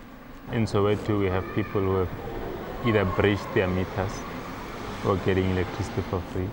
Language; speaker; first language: English; non-native, local second language; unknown